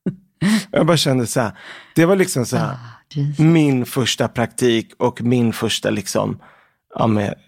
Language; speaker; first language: Swedish; early bilingual, other home language; Arabic